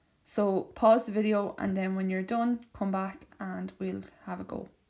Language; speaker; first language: English; native; English